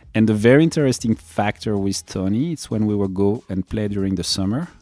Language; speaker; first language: English; non-native, fluent; French